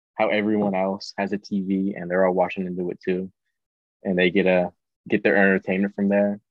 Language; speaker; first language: English; native; English